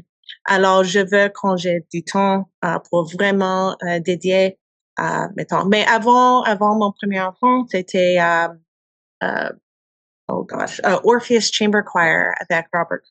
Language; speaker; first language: French; non-native, learner; English